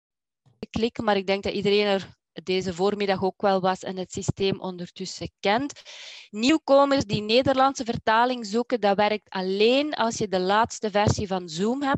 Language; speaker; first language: Dutch; native; Dutch